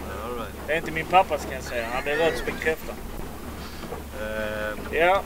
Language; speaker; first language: Swedish; native; Swedish